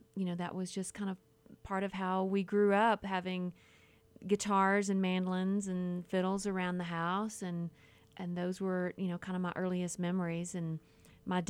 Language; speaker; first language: English; native; English